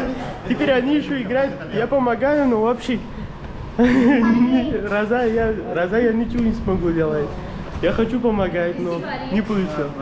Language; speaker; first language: Russian; non-native, learner; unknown